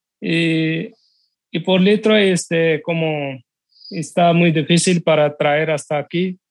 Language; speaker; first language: Spanish; non-native, learner; Urdu